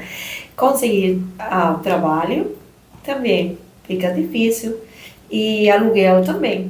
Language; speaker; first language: Portuguese; non-native, learner; Spanish